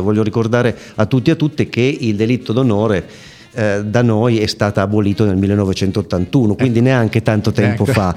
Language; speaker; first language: Italian; native; Italian